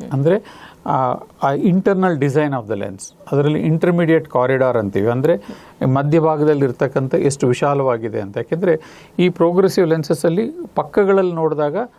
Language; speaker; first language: Kannada; native; Kannada